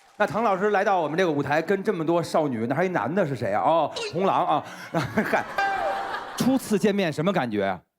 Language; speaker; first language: Chinese; native; Chinese